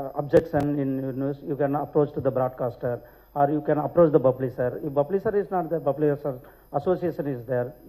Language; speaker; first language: English; non-native, local second language; Tamil